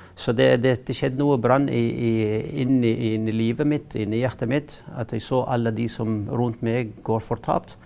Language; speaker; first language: Norwegian; non-native, fluent; Arabic